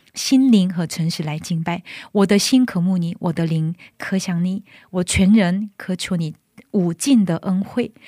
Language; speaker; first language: Chinese; non-native, fluent; Korean